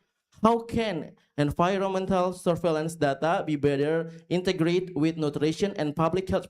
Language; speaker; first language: English; non-native, fluent; Indonesian